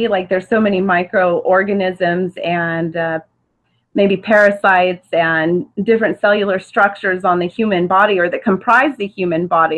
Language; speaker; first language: English; native; English